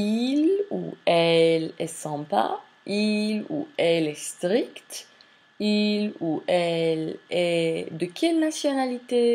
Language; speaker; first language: French; non-native, fluent; English